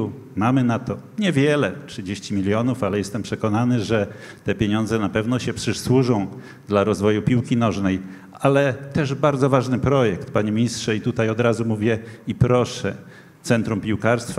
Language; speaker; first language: Polish; native; Polish